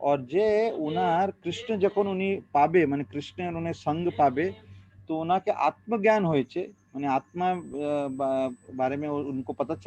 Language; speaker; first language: Bangla; non-native, learner; Hindi